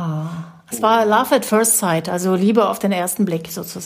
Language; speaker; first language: German; native; German